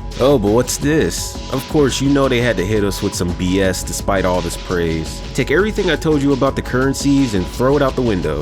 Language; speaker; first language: English; native; English